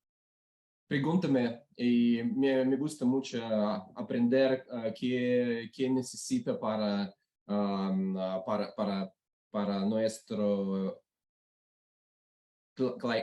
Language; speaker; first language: Spanish; non-native, learner; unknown